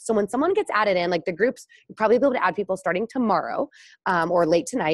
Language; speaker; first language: English; native; English